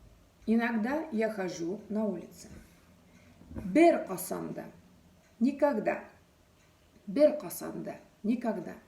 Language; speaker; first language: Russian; non-native, local second language; Bashkir